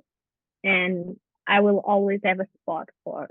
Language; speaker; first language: English; non-native, fluent; Portuguese